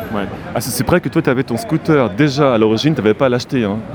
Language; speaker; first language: French; native; French